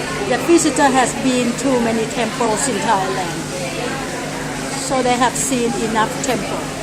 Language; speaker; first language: English; non-native, learner; Thai